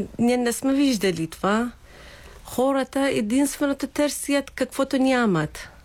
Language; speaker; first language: Bulgarian; non-native, learner; Persian